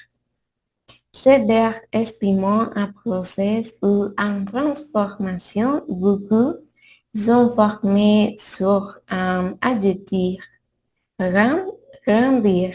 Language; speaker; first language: French; non-native, learner; Spanish